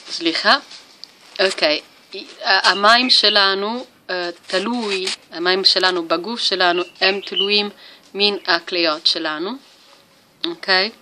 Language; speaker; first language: Hebrew; non-native, learner; Italian